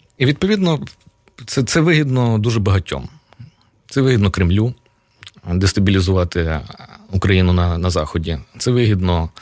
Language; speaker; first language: Ukrainian; native; Ukrainian